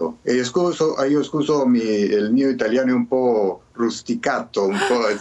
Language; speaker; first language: Italian; early bilingual, heritage; Spanish